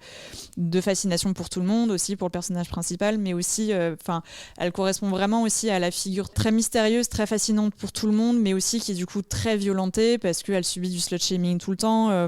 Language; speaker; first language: French; native; French